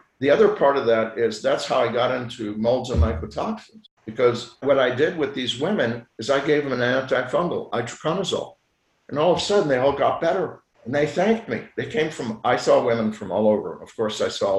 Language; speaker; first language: English; non-native, fluent; French